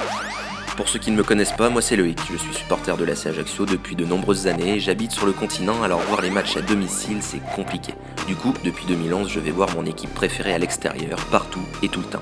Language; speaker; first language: French; native; French